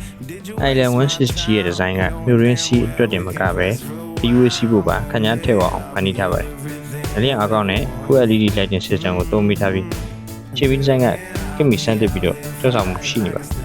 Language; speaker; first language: Burmese; native; Burmese